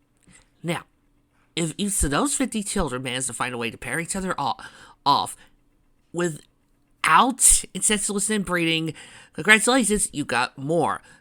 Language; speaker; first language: English; native; English